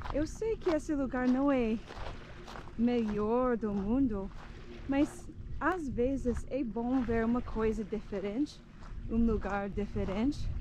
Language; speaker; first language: Portuguese; non-native, fluent; English